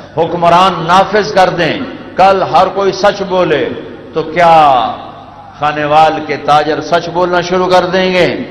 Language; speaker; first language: Urdu; non-native, local second language; Punjabi